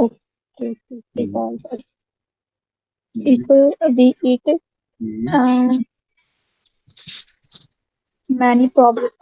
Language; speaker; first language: English; non-native, learner; Hindi